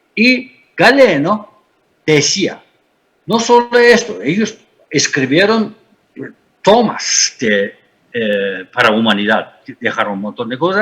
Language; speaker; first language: Spanish; non-native, fluent; Turkish